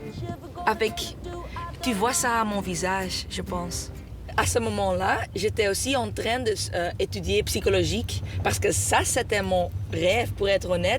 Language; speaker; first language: French; non-native, local second language; Dutch